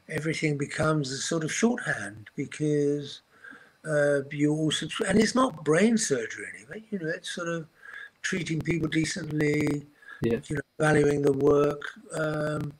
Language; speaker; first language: English; native; English